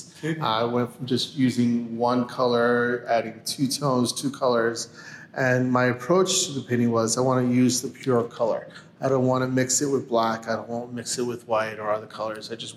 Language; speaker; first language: English; early bilingual, other home language; Spanish